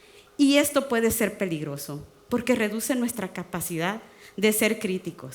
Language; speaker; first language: Spanish; native; Spanish